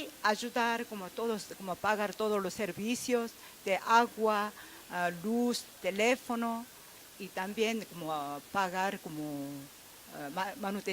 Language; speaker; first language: Spanish; non-native, fluent; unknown